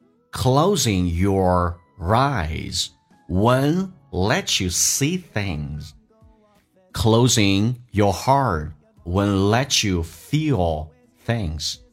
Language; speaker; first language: English; non-native, fluent; Chinese